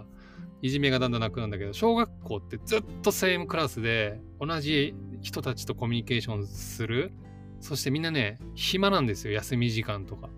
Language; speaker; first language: Japanese; native; Japanese